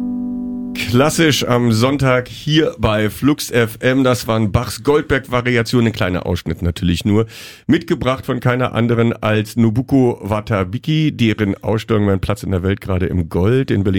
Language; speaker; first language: German; native; German